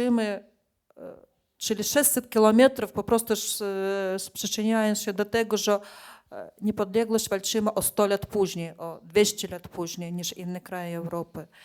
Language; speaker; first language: Polish; non-native, fluent; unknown